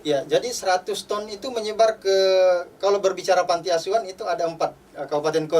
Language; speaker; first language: Indonesian; native; Indonesian